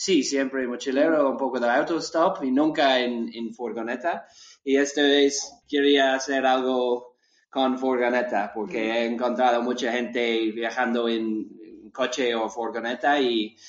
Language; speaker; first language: Spanish; non-native, learner; English